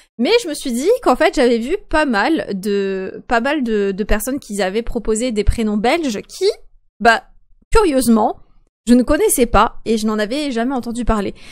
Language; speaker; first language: French; native; French